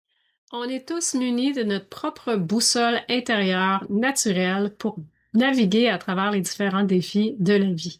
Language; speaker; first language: French; native; French